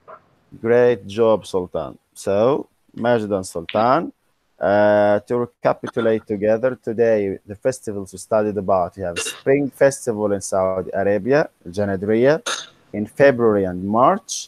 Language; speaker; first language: English; non-native, fluent; Arabic